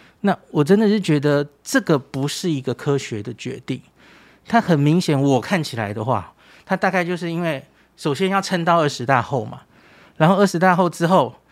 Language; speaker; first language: Chinese; native; Chinese